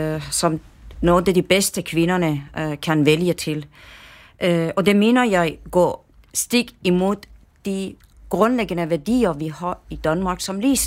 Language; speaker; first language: Danish; non-native, fluent; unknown